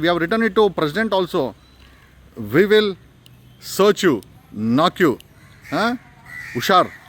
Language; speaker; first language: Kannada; native; Kannada